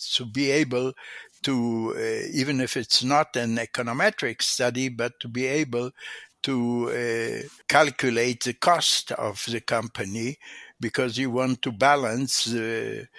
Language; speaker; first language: English; non-native, fluent; Hebrew